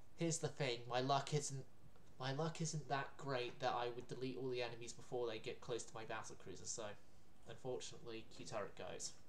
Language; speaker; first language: English; native; English